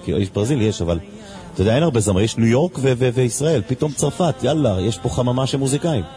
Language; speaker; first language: Hebrew; native; Hebrew